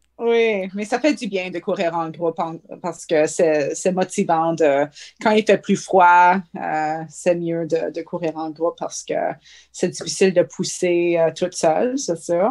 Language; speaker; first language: French; native; French